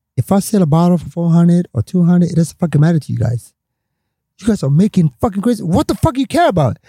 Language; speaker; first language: English; non-native, fluent; Swedish